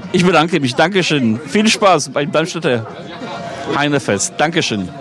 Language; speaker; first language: German; non-native, fluent; Polish